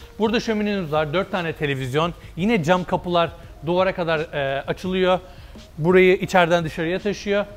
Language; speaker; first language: Turkish; early bilingual, heritage; Turkish